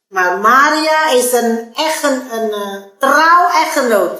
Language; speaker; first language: Dutch; non-native, learner; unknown